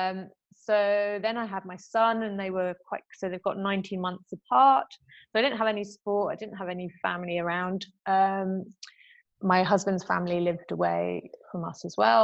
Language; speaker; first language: English; native; English